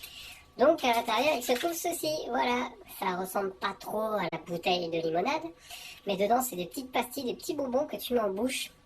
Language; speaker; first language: French; native; French